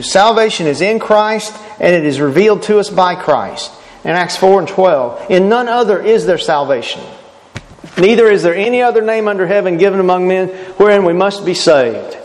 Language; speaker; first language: English; native; English